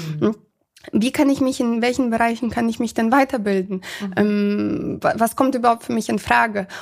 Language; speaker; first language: German; early bilingual, other home language; Russian